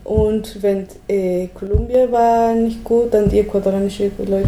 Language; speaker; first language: German; non-native, learner; Spanish